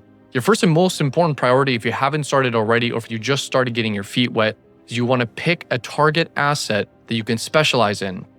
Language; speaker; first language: English; native; English